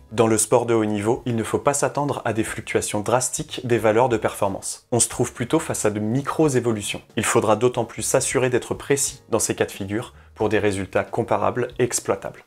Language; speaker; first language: French; native; French